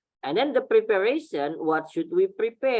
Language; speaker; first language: English; non-native, fluent; Indonesian